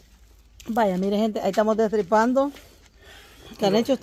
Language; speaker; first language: Spanish; native; Spanish